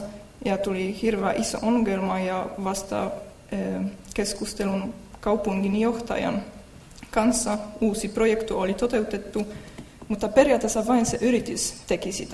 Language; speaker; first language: Finnish; non-native, fluent; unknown